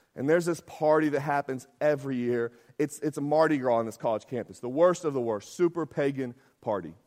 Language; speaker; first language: English; native; English